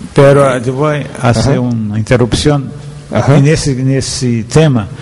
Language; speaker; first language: Spanish; non-native, learner; Portuguese